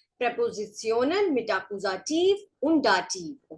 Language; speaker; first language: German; non-native, fluent; Hindi